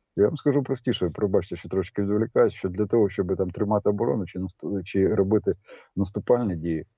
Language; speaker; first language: Ukrainian; native; Ukrainian